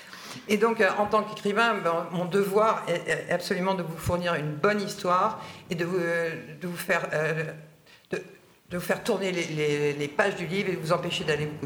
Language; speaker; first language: French; native; French